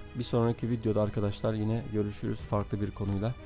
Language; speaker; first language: Turkish; native; Turkish